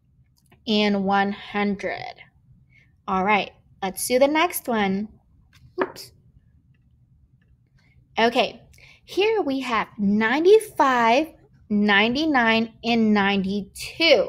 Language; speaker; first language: English; native; English